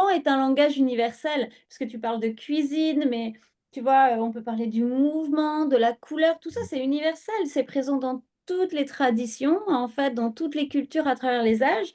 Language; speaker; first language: French; native; French